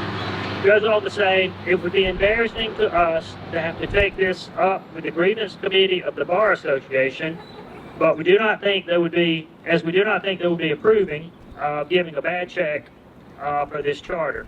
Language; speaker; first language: English; native; English